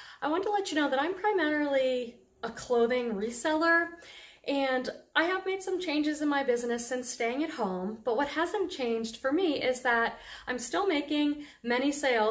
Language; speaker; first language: English; native; English